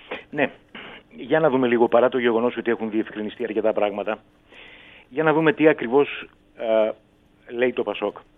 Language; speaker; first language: Greek; native; Greek